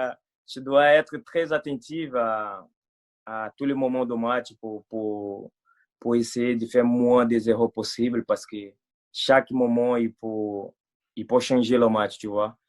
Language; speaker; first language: French; non-native, fluent; Portuguese